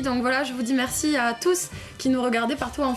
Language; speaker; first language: French; native; French